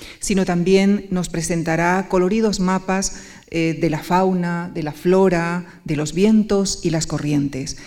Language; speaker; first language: Spanish; native; Spanish